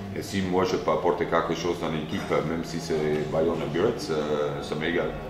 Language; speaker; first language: French; non-native, fluent; Afrikaans